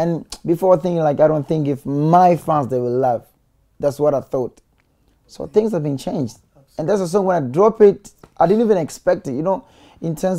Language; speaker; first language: English; non-native, local second language; Swahili